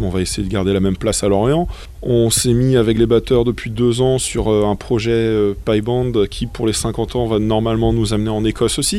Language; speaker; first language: French; native; French